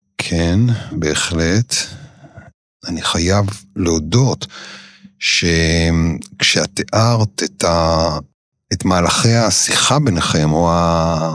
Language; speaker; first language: Hebrew; native; Hebrew